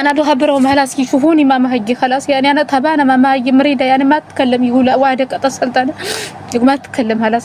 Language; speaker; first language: Arabic; non-native, learner; Amharic